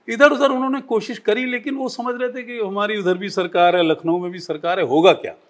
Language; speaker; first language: Hindi; native; Hindi